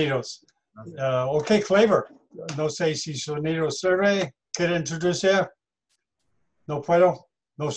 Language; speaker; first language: Spanish; non-native, learner; English